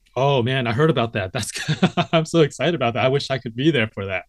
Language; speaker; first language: English; native; English